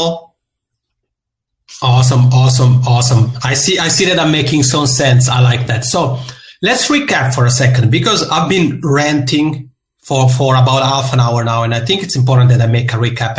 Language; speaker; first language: English; non-native, fluent; Italian